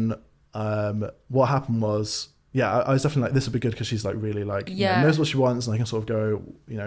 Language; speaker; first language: English; native; English